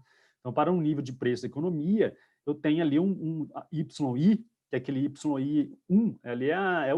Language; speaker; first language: Portuguese; native; Portuguese